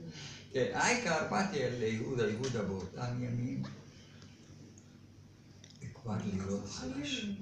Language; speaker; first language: Hebrew; non-native, fluent; Arabic